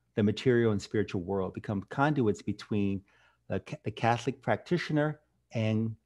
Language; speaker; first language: English; native; English